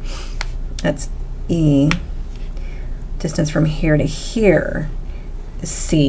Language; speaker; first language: English; native; English